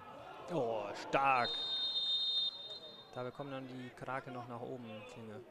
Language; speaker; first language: German; native; German